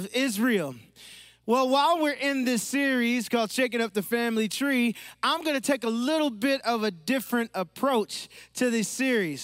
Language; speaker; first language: English; native; English